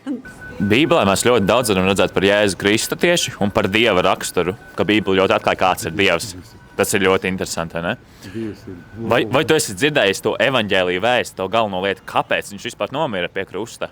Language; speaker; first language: Latvian; native; Latvian